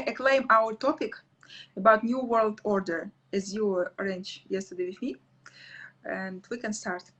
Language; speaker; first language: English; non-native, learner; Russian